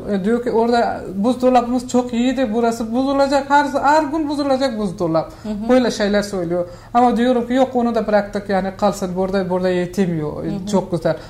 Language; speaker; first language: Turkish; non-native, learner; Persian